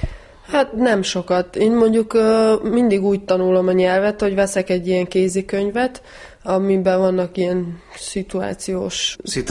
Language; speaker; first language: Hungarian; early bilingual, heritage; Hungarian